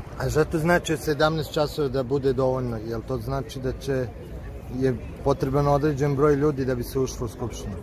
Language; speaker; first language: Serbian; native; Serbian